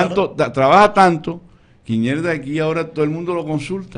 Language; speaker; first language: Spanish; native; Spanish